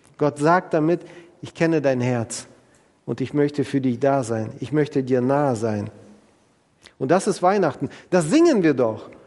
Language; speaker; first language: German; non-native, fluent; Russian